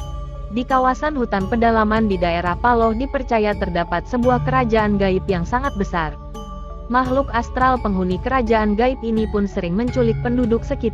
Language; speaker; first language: Indonesian; native; Indonesian